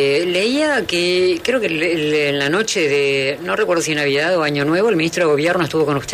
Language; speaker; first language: Spanish; native; Spanish